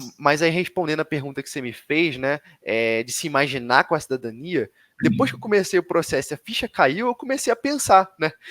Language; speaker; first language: Portuguese; native; Portuguese